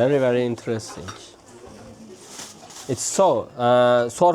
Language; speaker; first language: English; non-native, learner; Turkish